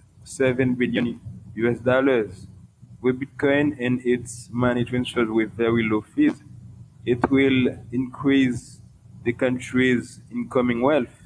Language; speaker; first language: English; non-native, local second language; Haitian Creole